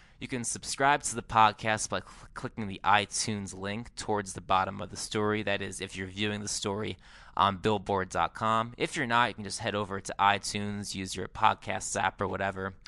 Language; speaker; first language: English; native; English